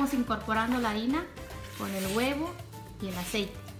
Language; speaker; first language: Spanish; native; Spanish